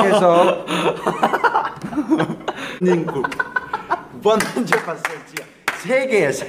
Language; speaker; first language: Korean; non-native, learner; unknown